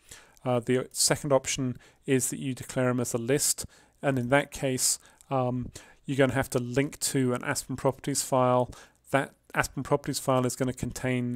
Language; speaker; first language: English; native; English